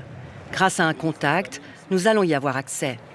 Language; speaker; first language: French; native; French